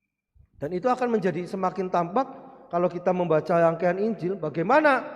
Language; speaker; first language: Indonesian; non-native, local second language; Javanese